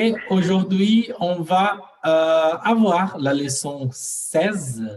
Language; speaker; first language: French; non-native, learner; Portuguese